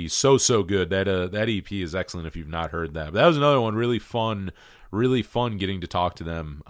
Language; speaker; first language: English; native; English